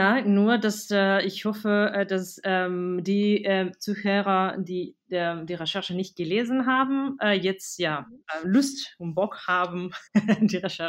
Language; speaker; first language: German; non-native, fluent; Spanish